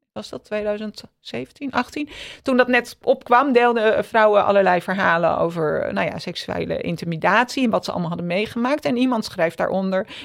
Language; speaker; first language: Dutch; native; Dutch